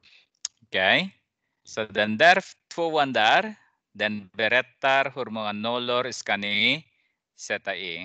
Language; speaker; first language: Swedish; non-native, fluent; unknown